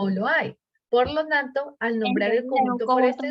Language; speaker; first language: Spanish; native; Spanish